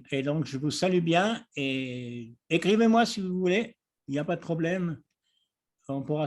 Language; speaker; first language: French; native; French